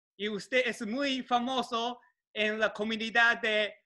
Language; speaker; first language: Spanish; non-native, learner; Japanese